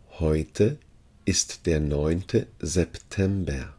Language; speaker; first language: German; non-native, fluent; Uzbek